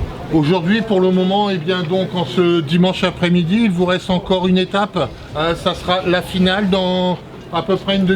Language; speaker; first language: French; native; French